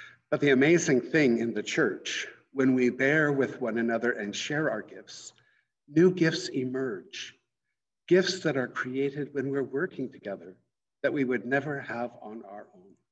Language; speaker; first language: English; native; English